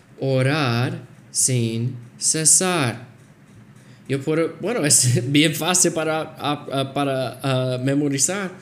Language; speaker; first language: Spanish; non-native, fluent; English